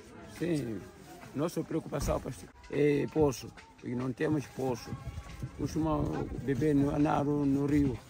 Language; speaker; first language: Portuguese; non-native, learner; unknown